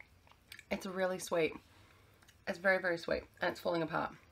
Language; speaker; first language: English; native; English